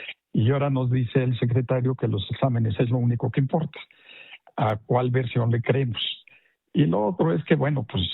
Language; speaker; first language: Spanish; native; Spanish